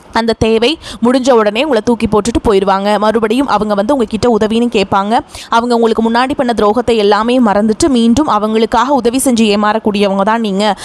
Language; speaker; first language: Tamil; native; Tamil